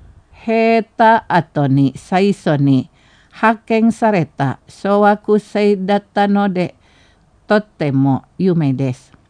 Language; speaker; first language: Japanese; non-native, fluent; Indonesian